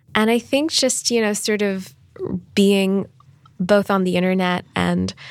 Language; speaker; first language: English; non-native, local second language; Urdu